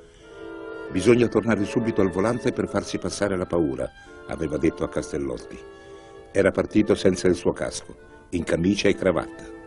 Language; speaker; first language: Italian; native; Italian